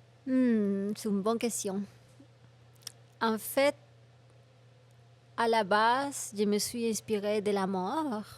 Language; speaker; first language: French; non-native, fluent; Spanish